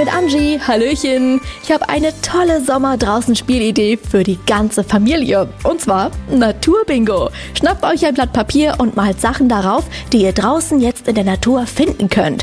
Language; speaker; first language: German; native; German